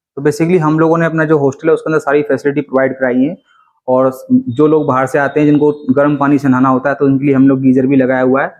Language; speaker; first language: Hindi; native; Hindi